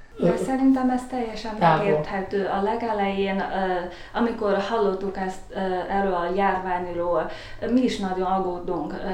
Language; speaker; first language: Hungarian; non-native, learner; Chinese